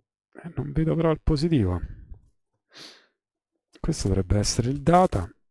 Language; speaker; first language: Italian; native; Italian